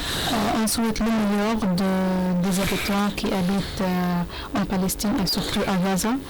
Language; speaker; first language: French; non-native, learner; Arabic